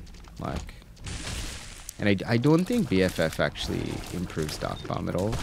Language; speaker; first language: English; native; English